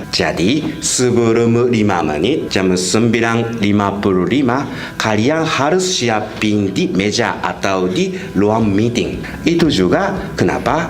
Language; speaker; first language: Indonesian; non-native, fluent; Japanese